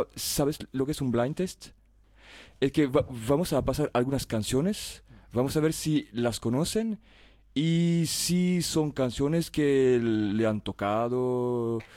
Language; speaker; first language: Spanish; non-native, fluent; French